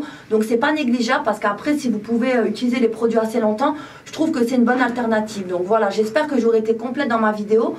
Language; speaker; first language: French; native; French